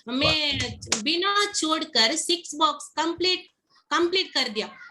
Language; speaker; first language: Hindi; non-native, local second language; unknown